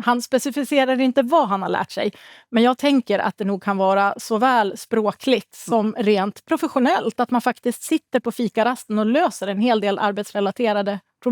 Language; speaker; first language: Swedish; native; Swedish